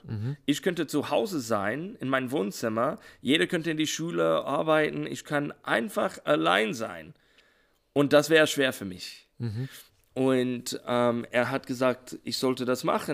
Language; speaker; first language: German; non-native, learner; English